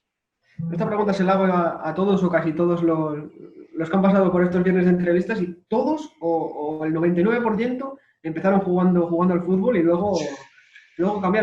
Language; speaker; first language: Spanish; native; Spanish